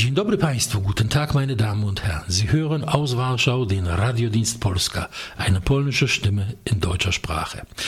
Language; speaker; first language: German; non-native, fluent; Polish